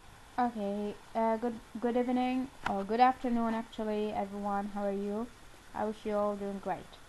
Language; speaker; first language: English; non-native, learner; Arabic